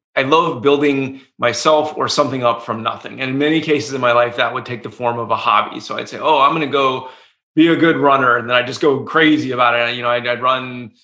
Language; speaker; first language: English; native; English